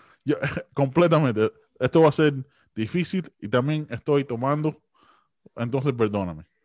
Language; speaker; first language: Spanish; early bilingual, heritage; Spanish